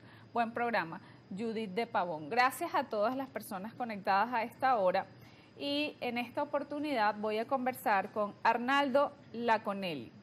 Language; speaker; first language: Spanish; native; Spanish